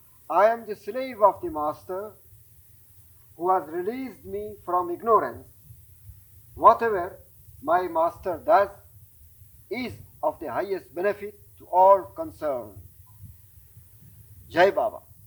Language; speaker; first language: English; non-native, fluent; Persian